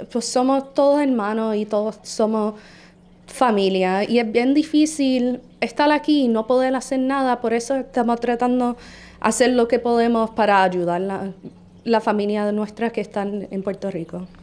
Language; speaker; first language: Spanish; early bilingual, heritage; Spanish